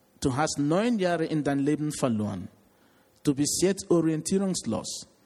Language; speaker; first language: German; non-native, learner; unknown